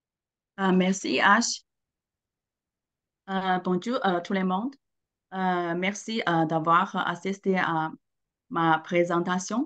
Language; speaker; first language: French; non-native, learner; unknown